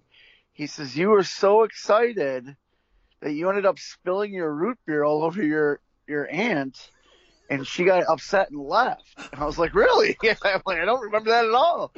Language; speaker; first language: English; native; English